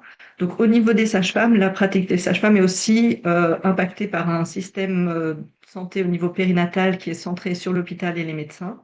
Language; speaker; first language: French; native; French